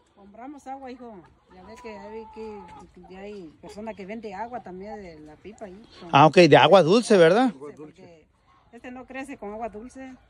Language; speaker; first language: Spanish; non-native, local second language; Mixtepec Mixtec